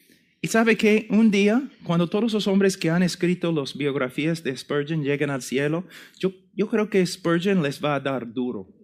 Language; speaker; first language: Spanish; non-native, fluent; English